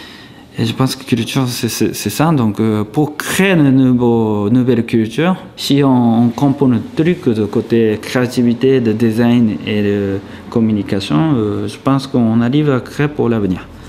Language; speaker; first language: French; non-native, fluent; Japanese